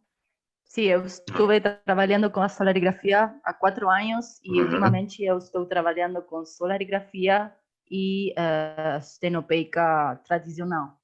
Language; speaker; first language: Portuguese; non-native, learner; Spanish